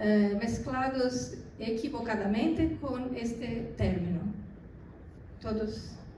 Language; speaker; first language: Spanish; non-native, fluent; Portuguese